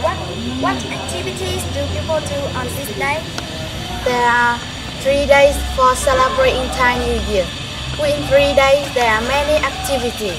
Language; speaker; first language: English; non-native, learner; Vietnamese